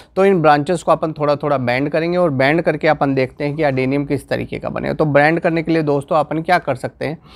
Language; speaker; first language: Hindi; non-native, local second language; Gujarati